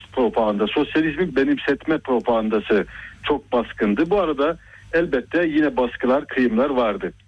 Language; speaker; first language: Turkish; native; Turkish